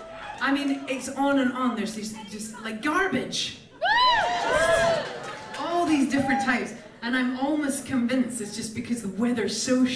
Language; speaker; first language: English; native; English